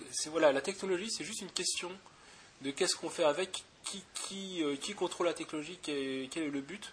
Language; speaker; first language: French; native; French